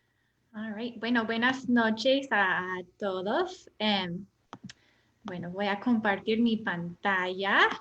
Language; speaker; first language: Spanish; non-native, fluent; English